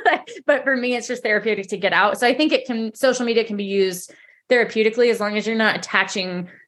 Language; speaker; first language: English; native; English